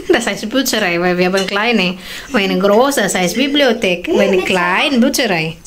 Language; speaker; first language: German; non-native, learner; Indonesian